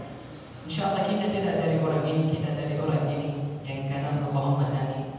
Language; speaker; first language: Indonesian; non-native, learner; Arabic